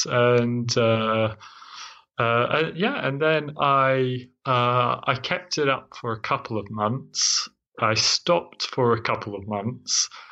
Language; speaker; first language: English; native; English